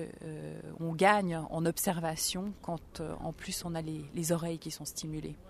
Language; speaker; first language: French; native; French